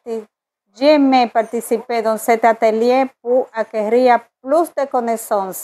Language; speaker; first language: French; non-native, learner; Spanish